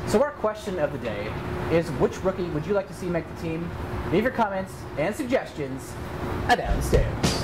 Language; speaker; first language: English; native; English